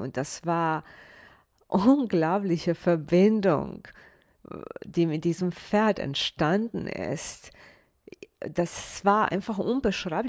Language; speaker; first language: German; non-native, fluent; Bosnian